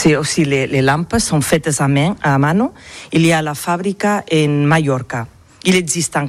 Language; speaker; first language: French; non-native, learner; Catalan